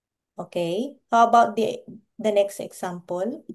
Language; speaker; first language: English; non-native, local second language; Filipino